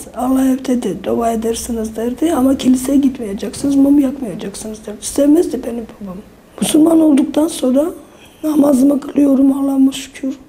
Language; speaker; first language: Turkish; non-native, fluent; Armenian